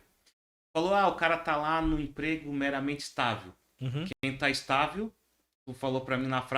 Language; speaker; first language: Portuguese; native; Portuguese